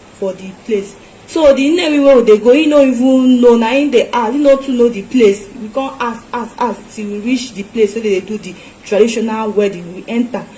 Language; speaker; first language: Nigerian Pidgin; non-native, local second language; Igbo